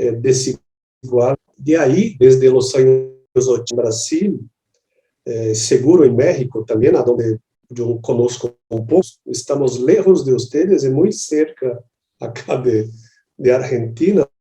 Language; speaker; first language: Spanish; non-native, learner; Portuguese